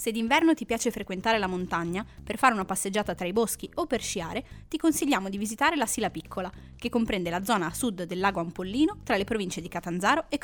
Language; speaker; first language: Italian; native; Italian